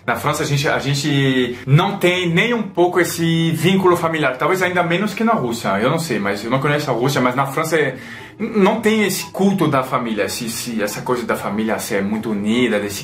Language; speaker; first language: Portuguese; non-native, fluent; French